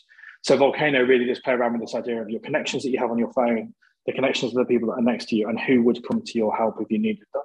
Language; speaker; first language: English; native; English